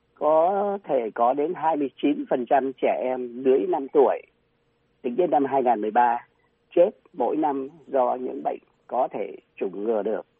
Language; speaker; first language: Vietnamese; native; Vietnamese